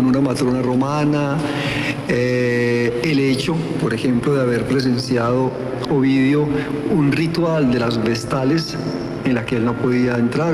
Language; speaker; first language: Spanish; native; Spanish